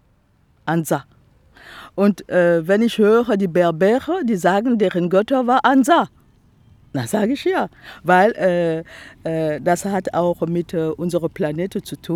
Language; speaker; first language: German; non-native, fluent; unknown